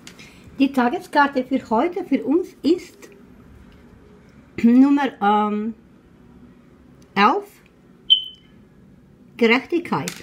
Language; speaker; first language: German; non-native, fluent; Croatian